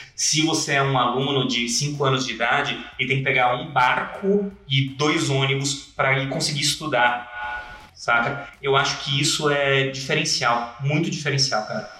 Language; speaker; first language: Portuguese; native; Portuguese